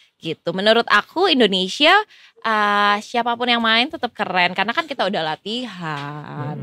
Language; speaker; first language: Indonesian; native; Indonesian